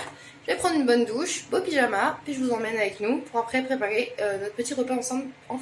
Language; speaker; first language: French; native; French